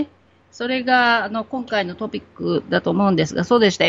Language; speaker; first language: Japanese; non-native, fluent; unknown